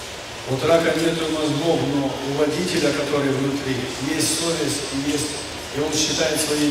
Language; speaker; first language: Russian; native; Russian